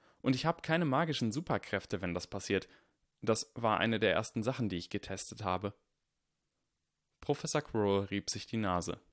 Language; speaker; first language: German; native; German